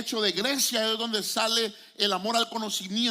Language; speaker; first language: Spanish; native; Spanish